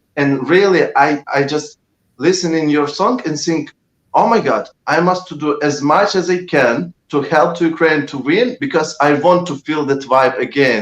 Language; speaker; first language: English; non-native, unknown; Ukrainian